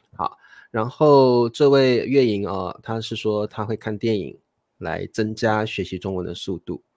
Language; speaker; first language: Chinese; native; Chinese